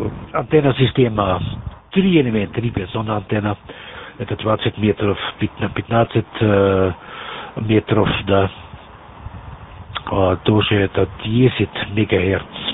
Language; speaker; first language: Russian; non-native, learner; German